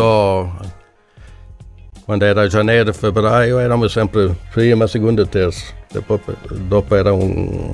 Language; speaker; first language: Italian; non-native, learner; Swedish